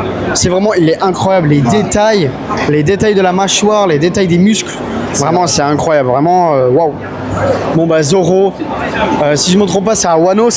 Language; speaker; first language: French; native; French